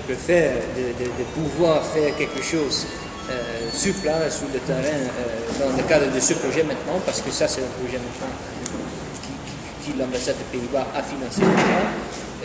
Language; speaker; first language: French; non-native, fluent; Dutch